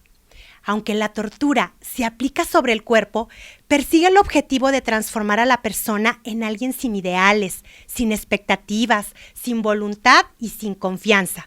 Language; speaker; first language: Spanish; native; Spanish